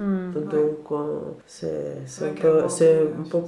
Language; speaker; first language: French; non-native, learner; Albanian